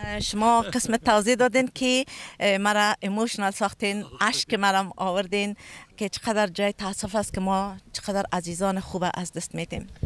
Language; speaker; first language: Persian; native; Persian